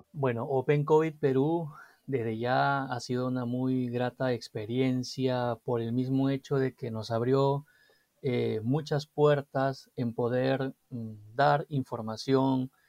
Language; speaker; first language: Spanish; native; Spanish